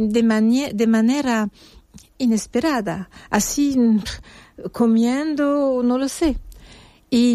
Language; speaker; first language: Spanish; non-native, fluent; French